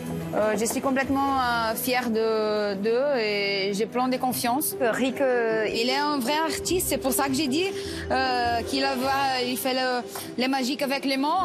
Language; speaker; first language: French; non-native, learner; Portuguese